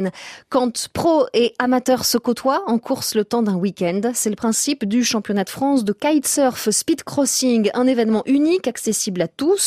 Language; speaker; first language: French; native; French